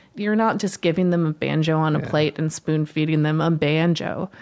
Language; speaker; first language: English; native; English